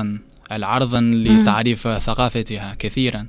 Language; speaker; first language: Arabic; non-native, learner; Chinese